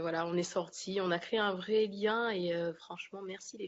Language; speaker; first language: French; native; French